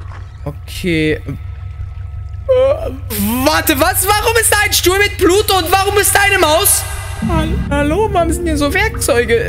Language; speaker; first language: German; native; German